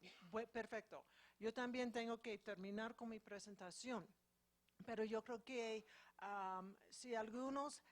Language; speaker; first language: Spanish; non-native, fluent; English